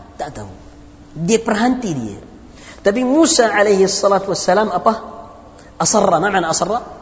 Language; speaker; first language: Indonesian; non-native, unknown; Arabic